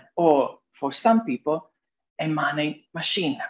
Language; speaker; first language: English; non-native, fluent; Italian